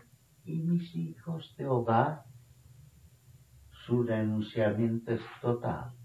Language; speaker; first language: Spanish; non-native, fluent; Bangla